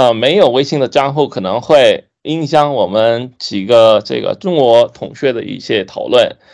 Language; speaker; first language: Chinese; non-native, fluent; Urdu